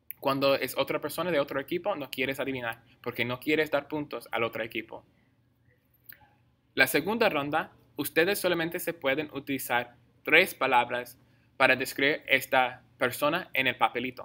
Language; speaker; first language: Spanish; non-native, fluent; English